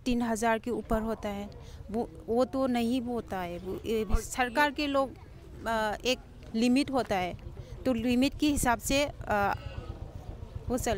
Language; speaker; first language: Hindi; non-native, local second language; Manipuri